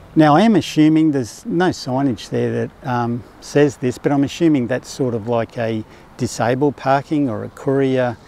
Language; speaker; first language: English; native; English